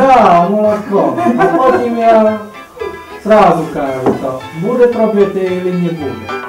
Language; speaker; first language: Russian; non-native, local second language; Hungarian